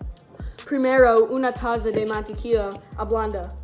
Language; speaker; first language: Spanish; non-native, learner; English